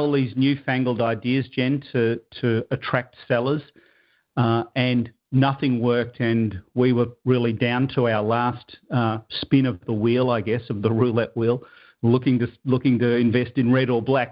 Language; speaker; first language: English; native; English